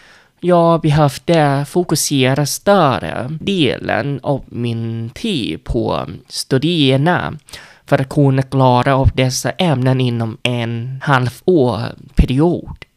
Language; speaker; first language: Swedish; non-native, fluent; Vietnamese